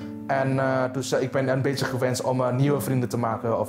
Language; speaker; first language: Dutch; non-native, fluent; Indonesian